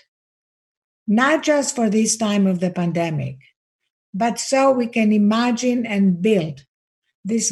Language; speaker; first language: English; non-native, fluent; Greek